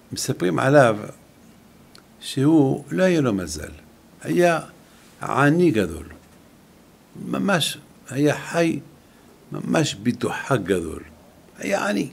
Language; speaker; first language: Hebrew; non-native, fluent; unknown